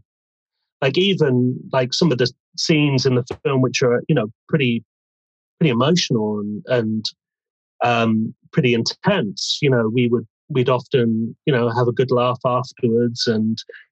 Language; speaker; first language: English; native; English